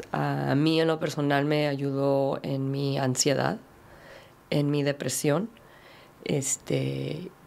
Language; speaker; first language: Spanish; early bilingual, heritage; Spanish